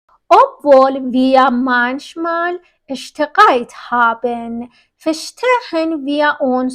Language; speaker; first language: German; non-native, fluent; Persian